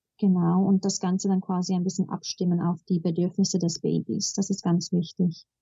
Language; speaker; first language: German; early bilingual, heritage; German